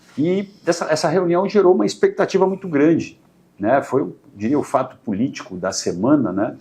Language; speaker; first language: Portuguese; native; Portuguese